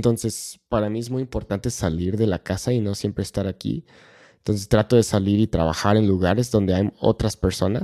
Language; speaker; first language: Spanish; non-native, fluent; English